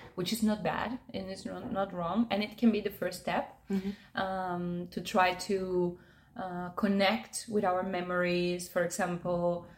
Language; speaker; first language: English; non-native, fluent; Spanish